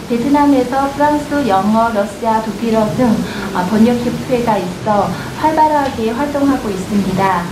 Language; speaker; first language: Korean; non-native, fluent; Vietnamese